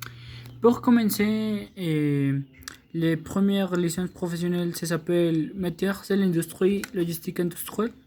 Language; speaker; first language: French; non-native, learner; Spanish